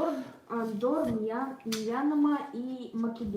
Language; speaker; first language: Russian; non-native, local second language; Chechen